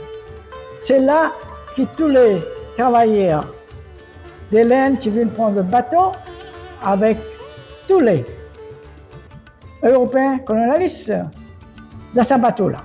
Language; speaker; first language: French; non-native, local second language; Morisyen